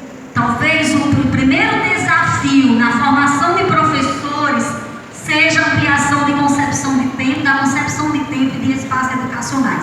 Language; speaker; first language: Portuguese; native; Portuguese